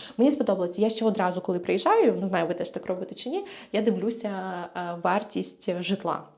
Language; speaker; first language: Ukrainian; native; Ukrainian